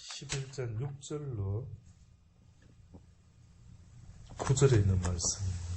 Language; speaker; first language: Korean; native; Korean